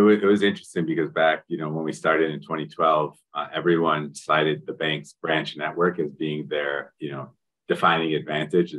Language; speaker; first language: English; native; English